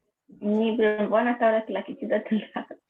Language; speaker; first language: Indonesian; non-native, learner; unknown